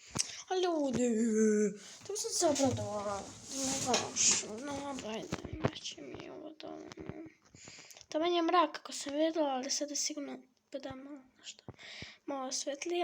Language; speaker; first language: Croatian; early bilingual, heritage; Croatian